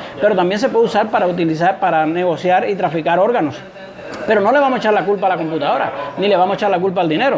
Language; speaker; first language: Spanish; native; Spanish